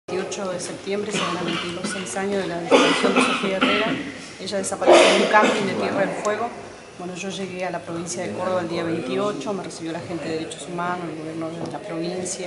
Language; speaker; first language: Spanish; native; Spanish